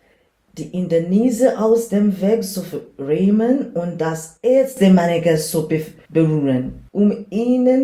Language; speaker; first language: German; non-native, learner; English